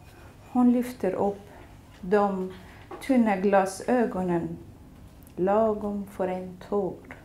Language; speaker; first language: Swedish; non-native, fluent; Kurdish